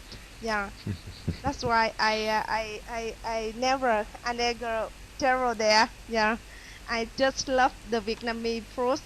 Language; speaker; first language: English; non-native, learner; Vietnamese